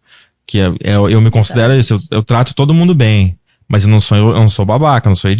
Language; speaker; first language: Portuguese; native; Portuguese